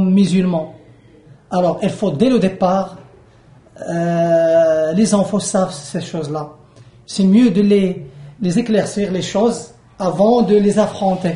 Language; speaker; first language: French; non-native, local second language; Arabic